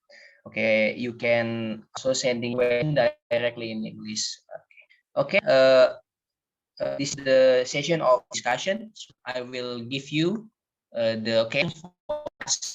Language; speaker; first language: English; non-native, learner; Indonesian